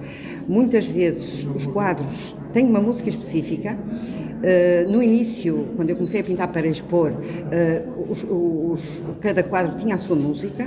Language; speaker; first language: Portuguese; native; Portuguese